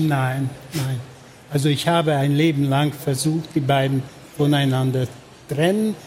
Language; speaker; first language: German; non-native, fluent; Hungarian